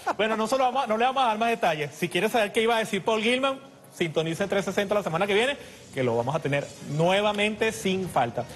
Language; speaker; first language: Spanish; native; Spanish